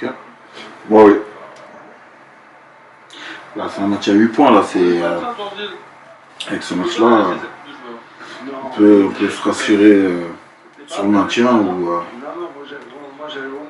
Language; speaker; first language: French; native; French